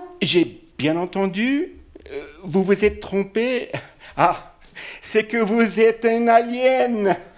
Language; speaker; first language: French; non-native, fluent; English